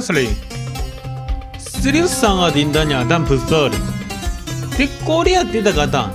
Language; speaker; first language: Indonesian; non-native, learner; Korean